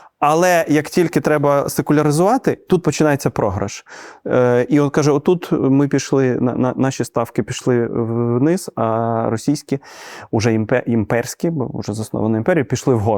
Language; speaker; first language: Ukrainian; native; Ukrainian